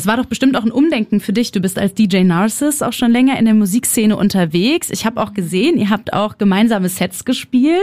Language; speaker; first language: German; native; German